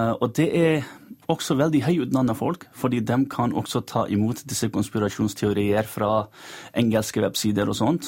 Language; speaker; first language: Norwegian; non-native, fluent; Urdu